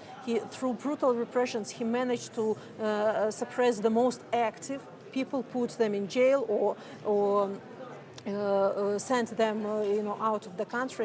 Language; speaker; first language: English; non-native, fluent; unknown